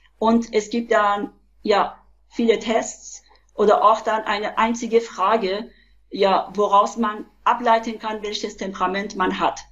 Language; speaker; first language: German; non-native, fluent; Persian